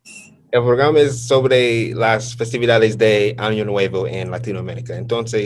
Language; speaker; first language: Spanish; non-native, learner; English